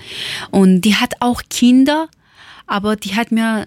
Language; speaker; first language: German; non-native, learner; Persian